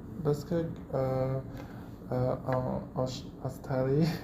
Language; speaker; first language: French; non-native, learner; Chinese